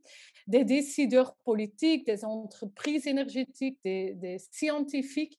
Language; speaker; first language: French; non-native, local second language; Dutch